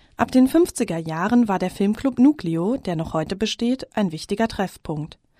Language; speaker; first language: German; native; German